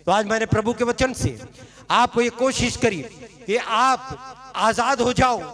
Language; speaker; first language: Hindi; non-native, local second language; Marathi